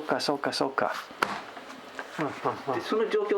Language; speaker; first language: Japanese; native; Japanese